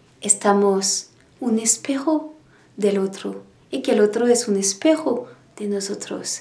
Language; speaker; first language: Spanish; non-native, learner; French